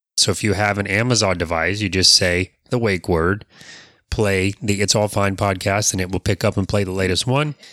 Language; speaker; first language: English; native; English